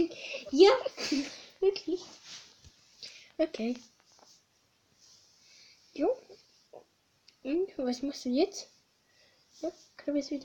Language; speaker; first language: German; early bilingual, other home language; Hungarian